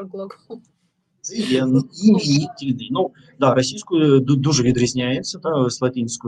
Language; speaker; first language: Ukrainian; non-native, learner; Russian